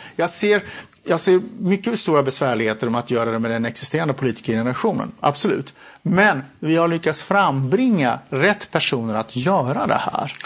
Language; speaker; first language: Swedish; early bilingual, other home language; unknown